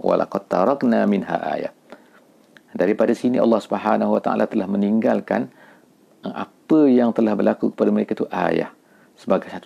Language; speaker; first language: Malay; native; Malay